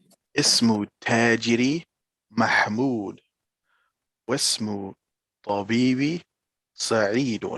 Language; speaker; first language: Arabic; non-native, learner; English